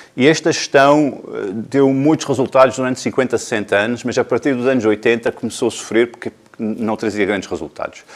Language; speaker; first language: Portuguese; non-native, fluent; English